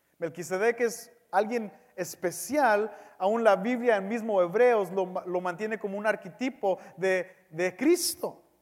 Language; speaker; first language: Spanish; early bilingual, heritage; Spanish